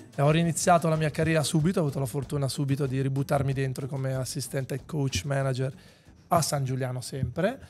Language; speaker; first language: Italian; native; Italian